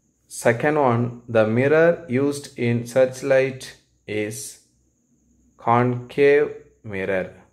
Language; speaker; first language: English; non-native, local second language; Tamil